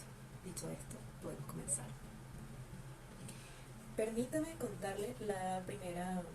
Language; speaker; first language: Spanish; native; Spanish